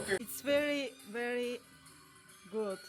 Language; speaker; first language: English; non-native, learner; Turkish